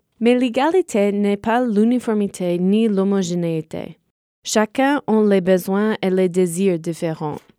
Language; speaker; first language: French; non-native, fluent; English